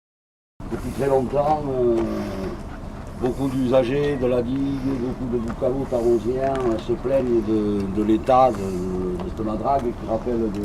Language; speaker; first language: French; native; French